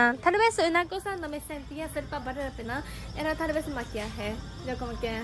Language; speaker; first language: Spanish; non-native, learner; Japanese